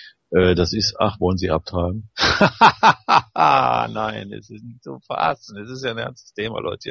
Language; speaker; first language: German; native; German